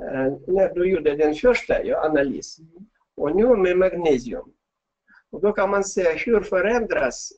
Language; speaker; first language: Swedish; non-native, fluent; Russian